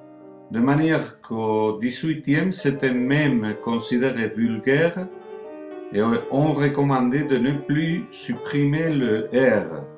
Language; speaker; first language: French; non-native, learner; Spanish